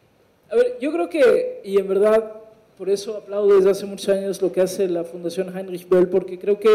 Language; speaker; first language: Spanish; native; Spanish